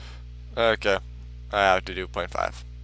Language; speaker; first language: English; native; English